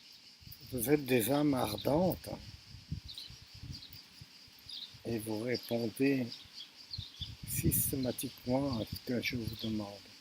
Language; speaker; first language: French; native; French